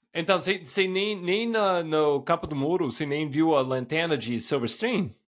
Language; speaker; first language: Portuguese; non-native, fluent; English